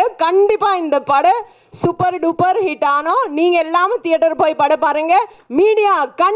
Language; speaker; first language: Tamil; non-native, local second language; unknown